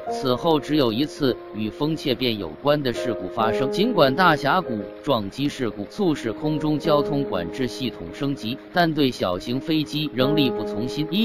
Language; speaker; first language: Chinese; native; Chinese